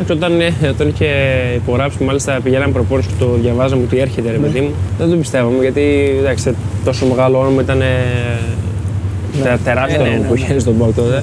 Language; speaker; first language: Greek; native; Greek